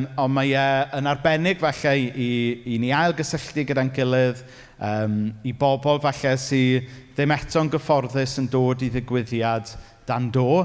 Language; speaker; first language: Welsh; native; Welsh